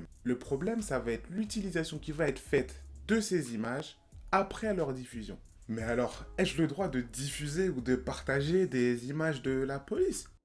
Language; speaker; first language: French; native; French